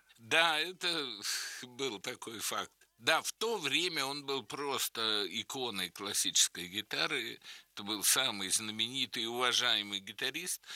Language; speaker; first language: Russian; native; Russian